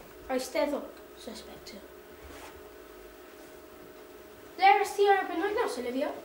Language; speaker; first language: Welsh; non-native, learner; English